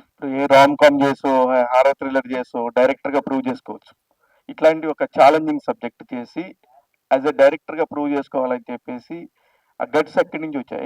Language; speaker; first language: Telugu; native; Telugu